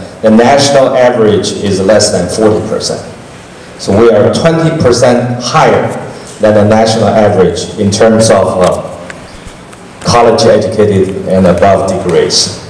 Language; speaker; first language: English; non-native, fluent; Chinese